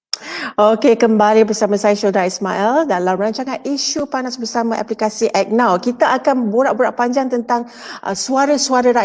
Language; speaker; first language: Malay; native; Malay